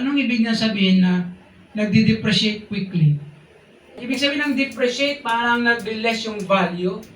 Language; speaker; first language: Filipino; non-native, local second language; Hiligaynon